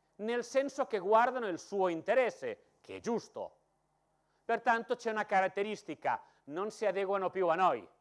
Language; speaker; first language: Italian; non-native, fluent; Catalan